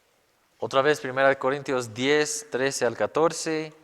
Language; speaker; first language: Spanish; non-native, fluent; English